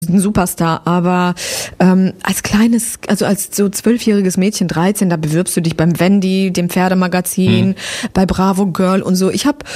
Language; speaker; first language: German; early bilingual, other home language; Polish